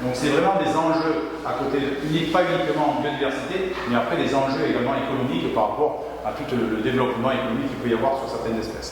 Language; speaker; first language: French; native; French